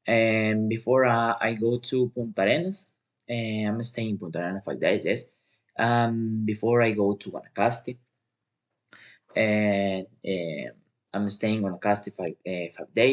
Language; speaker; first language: English; non-native, learner; Spanish